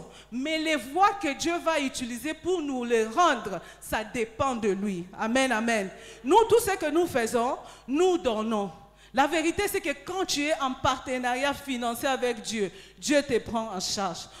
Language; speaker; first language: French; non-native, local second language; Lingala